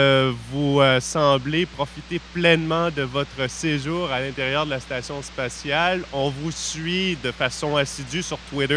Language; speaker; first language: French; native; French